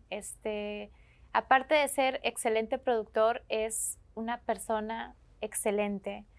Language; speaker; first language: Spanish; native; Spanish